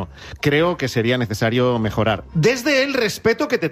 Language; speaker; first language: Spanish; native; Spanish